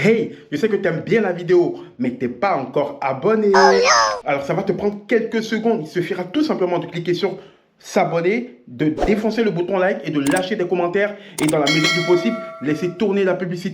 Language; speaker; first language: French; native; French